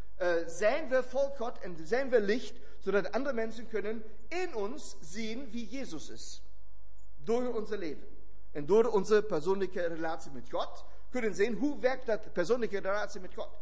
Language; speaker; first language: Dutch; non-native, fluent; German